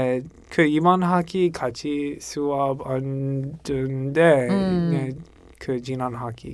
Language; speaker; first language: Korean; non-native, learner; English